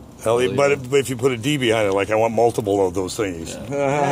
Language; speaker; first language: English; native; English